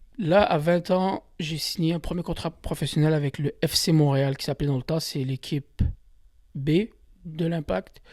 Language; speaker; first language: French; early bilingual, other home language; Kabyle